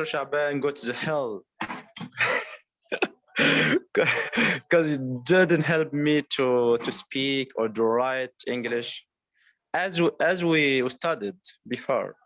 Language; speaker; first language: English; non-native, learner; Arabic